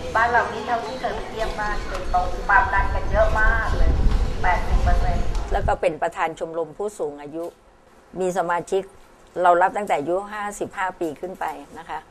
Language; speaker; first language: Thai; native; Thai